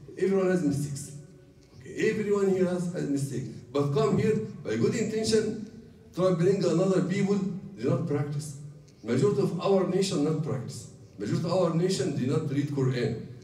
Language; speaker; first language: English; non-native, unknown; Arabic